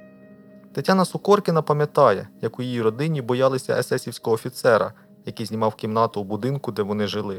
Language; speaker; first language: Ukrainian; native; Ukrainian